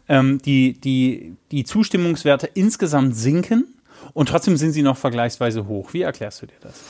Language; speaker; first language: German; native; German